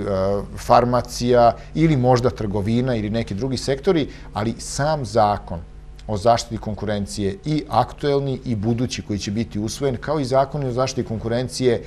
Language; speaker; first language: Serbian; native; Serbian